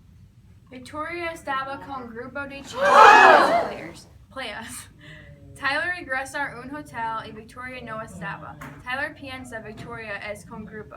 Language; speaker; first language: Spanish; non-native, learner; English